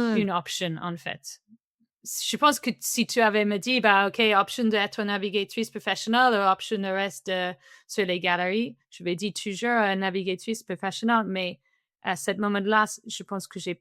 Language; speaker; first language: French; non-native, fluent; English